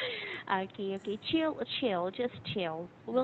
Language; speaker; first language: English; non-native, fluent; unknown